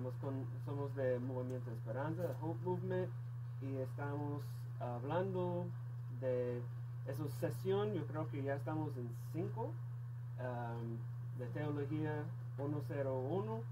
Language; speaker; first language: Spanish; non-native, fluent; English